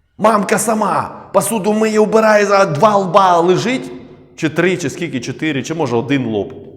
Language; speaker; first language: Ukrainian; non-native, local second language; Russian